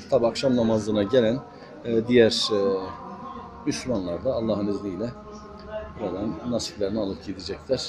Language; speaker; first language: Turkish; native; Turkish